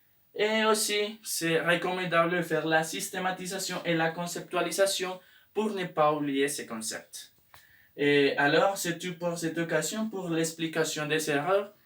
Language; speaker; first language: French; non-native, learner; Spanish